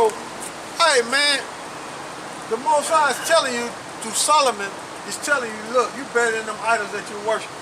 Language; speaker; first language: English; native; English